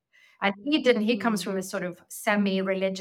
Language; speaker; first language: English; non-native, fluent; Swedish